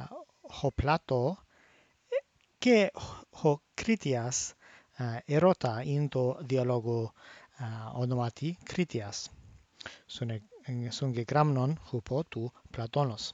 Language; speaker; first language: Greek; non-native, fluent; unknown